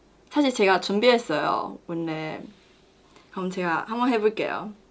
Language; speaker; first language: Korean; non-native, learner; Chinese